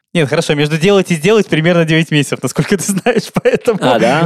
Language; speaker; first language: Russian; native; Russian